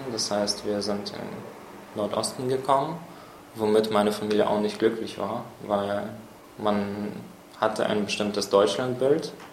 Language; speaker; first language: German; early bilingual, other home language; Russian